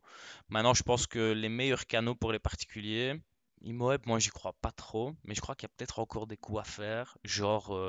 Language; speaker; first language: French; native; French